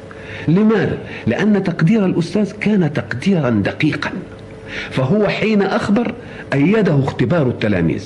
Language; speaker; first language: Arabic; native; Arabic